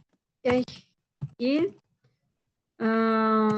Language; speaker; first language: French; non-native, learner; Spanish